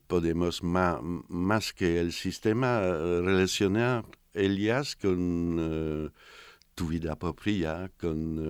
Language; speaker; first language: Spanish; non-native, fluent; French